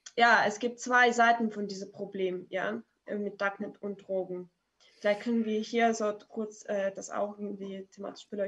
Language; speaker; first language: German; non-native, fluent; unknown